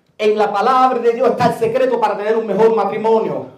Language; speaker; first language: Spanish; native; Spanish